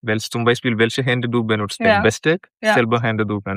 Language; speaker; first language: German; non-native, learner; Malayalam